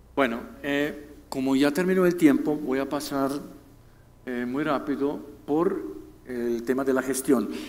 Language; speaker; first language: Spanish; non-native, fluent; German